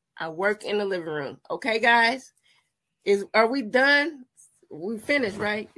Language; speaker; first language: English; native; English